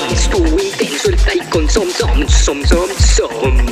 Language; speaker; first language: English; non-native, fluent; Spanish